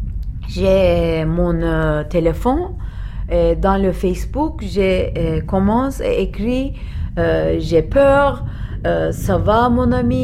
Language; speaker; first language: French; non-native, learner; Turkish